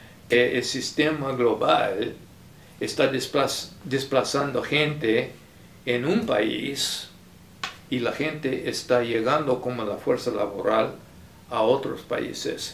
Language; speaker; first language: Spanish; non-native, fluent; English